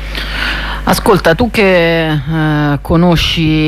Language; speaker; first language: Italian; native; Italian